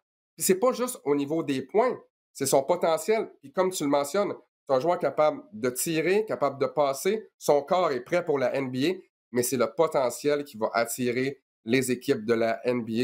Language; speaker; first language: French; native; French